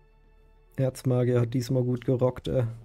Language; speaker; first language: German; native; German